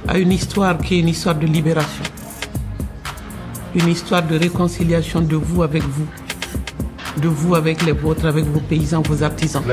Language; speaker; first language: French; non-native, local second language; Bambara